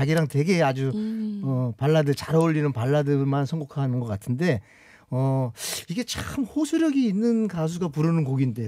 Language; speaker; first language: Korean; native; Korean